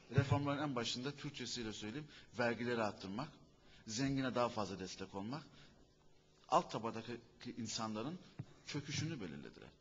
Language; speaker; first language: Turkish; native; Turkish